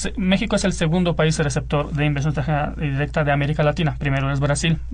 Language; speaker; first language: Spanish; non-native, fluent; Romanian